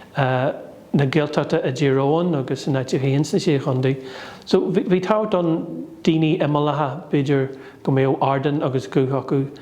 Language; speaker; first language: Irish; non-native, local second language; English